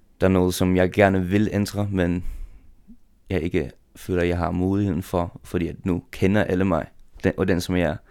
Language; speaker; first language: Danish; non-native, local second language; Faroese